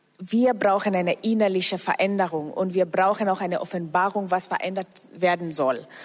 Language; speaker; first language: German; non-native, fluent; Swahili